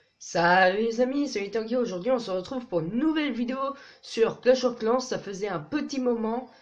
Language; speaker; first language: French; native; French